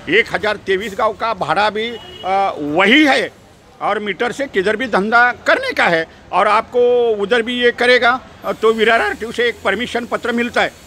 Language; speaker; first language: Hindi; non-native, local second language; Marathi